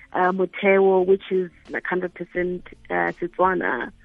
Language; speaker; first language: English; non-native, local second language; Tswana